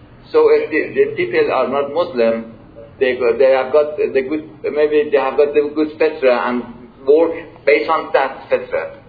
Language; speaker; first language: English; non-native, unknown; Persian